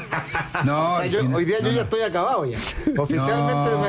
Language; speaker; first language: Spanish; native; Spanish